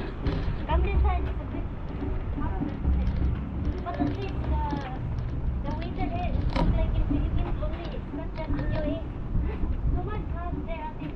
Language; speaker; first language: English; non-native, local second language; Filipino